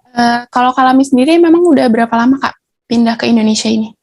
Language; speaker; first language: Indonesian; native; Indonesian